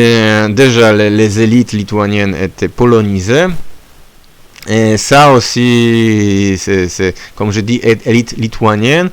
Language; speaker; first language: French; non-native, learner; Polish